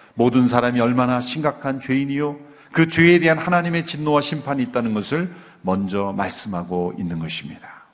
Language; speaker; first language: Korean; native; Korean